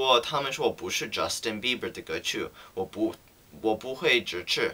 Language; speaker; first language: Chinese; non-native, learner; English